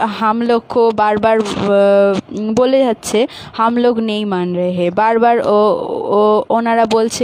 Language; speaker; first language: Hindi; non-native, local second language; Bangla